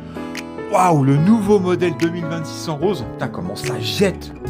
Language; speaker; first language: French; native; French